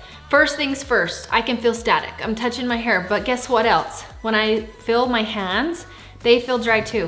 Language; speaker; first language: English; native; English